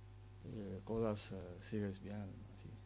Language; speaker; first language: Spanish; non-native, learner; Arabic